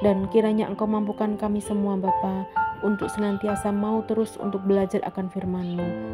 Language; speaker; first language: Indonesian; native; Indonesian